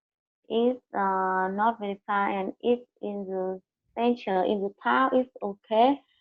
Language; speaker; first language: English; non-native, learner; Vietnamese